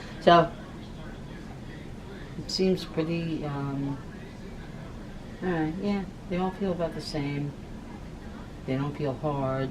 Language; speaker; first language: English; native; English